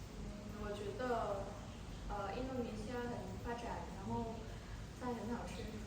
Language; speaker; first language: Chinese; non-native, learner; Vietnamese